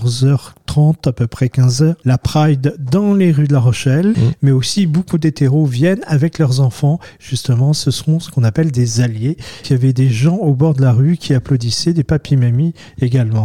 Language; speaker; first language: French; native; French